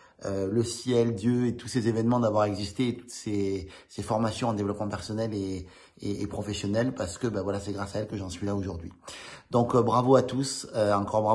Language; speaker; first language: French; native; French